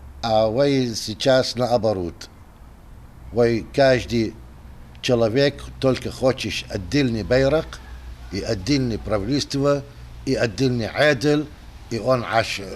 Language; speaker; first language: Russian; non-native, learner; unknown